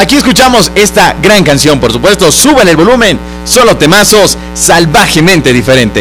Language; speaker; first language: Spanish; native; Spanish